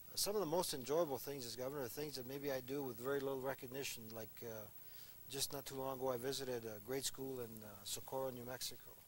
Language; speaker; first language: English; early bilingual, other home language; Spanish